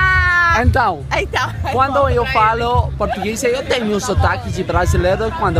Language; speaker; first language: Portuguese; non-native, learner; English